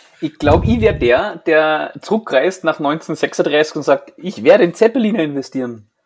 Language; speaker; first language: German; native; German